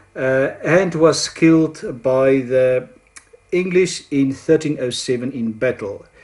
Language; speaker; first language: English; non-native, local second language; Afrikaans